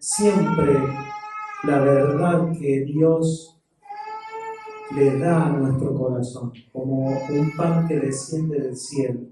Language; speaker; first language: Spanish; native; Spanish